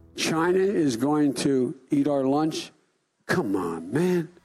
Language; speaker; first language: English; non-native, fluent; Chinese